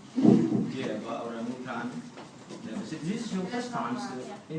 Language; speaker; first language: English; non-native, learner; Indonesian